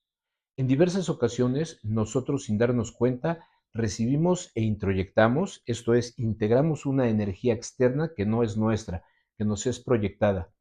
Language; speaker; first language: Spanish; native; Spanish